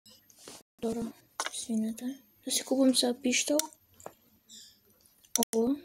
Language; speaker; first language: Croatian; non-native, learner; Macedonian